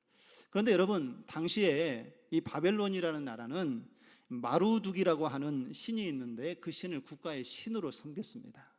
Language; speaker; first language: Korean; native; Korean